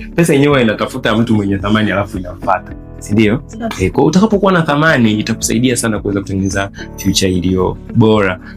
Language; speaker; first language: Swahili; native; Swahili